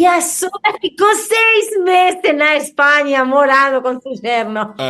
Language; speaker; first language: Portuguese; non-native, learner; Spanish